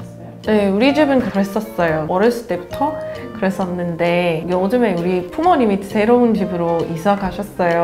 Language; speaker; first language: Korean; non-native, fluent; English